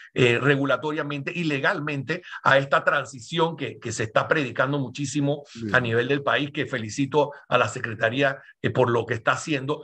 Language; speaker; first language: Spanish; native; Spanish